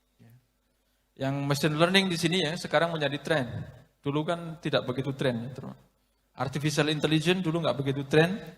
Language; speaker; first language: Indonesian; non-native, local second language; Javanese